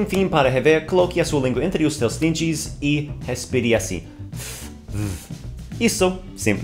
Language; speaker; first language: Portuguese; non-native, fluent; English